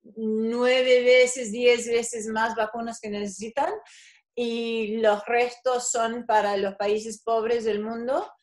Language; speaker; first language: Spanish; non-native, fluent; English